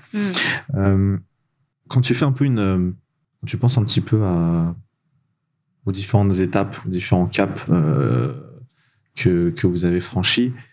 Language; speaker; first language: French; non-native, local second language; Malagasy